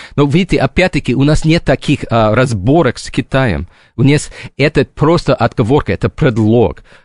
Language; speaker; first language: Russian; non-native, fluent; English